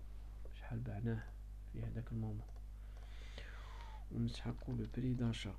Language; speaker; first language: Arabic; native; Arabic